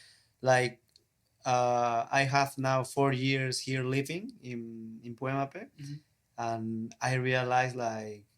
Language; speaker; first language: English; non-native, learner; Spanish